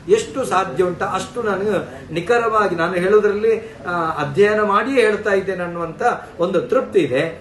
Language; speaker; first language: Kannada; non-native, local second language; Tulu